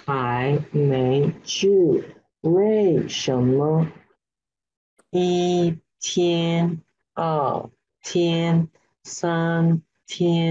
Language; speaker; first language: Chinese; non-native, learner; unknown